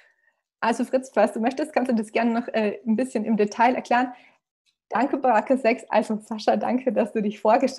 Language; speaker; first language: German; native; German